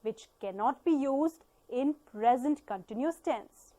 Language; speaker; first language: English; non-native, local second language; Punjabi